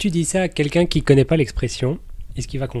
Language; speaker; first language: French; native; French